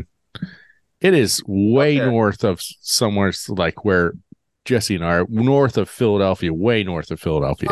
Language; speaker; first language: English; native; English